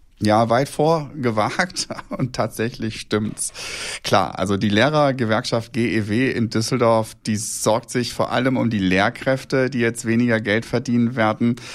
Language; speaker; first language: German; native; German